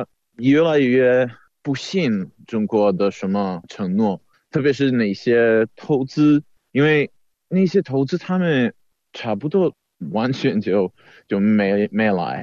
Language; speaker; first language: Chinese; non-native, fluent; Czech